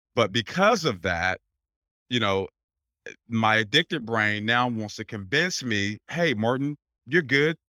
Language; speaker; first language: English; native; English